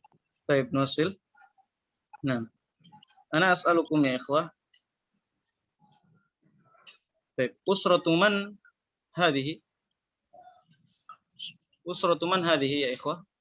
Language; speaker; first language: Arabic; non-native, fluent; Indonesian